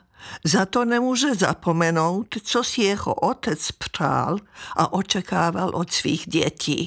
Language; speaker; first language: Czech; non-native, fluent; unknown